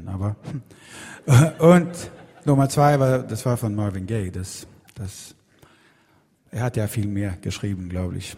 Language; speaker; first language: German; non-native, learner; Swedish